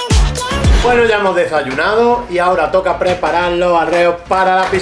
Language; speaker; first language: Spanish; native; Spanish